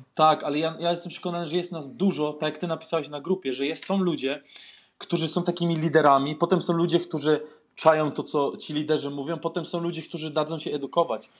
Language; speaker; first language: Polish; early bilingual, heritage; Polish